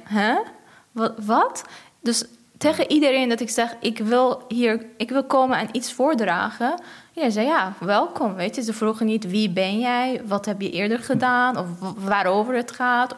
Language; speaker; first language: Dutch; non-native, fluent; Persian